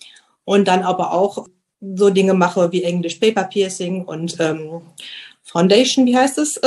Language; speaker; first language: German; native; German